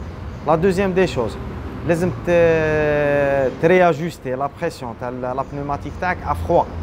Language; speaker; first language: French; non-native, local second language; Arabic